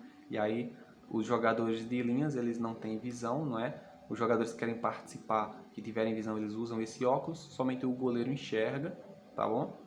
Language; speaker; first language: Portuguese; native; Portuguese